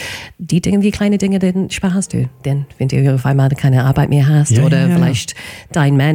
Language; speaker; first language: German; non-native, fluent; English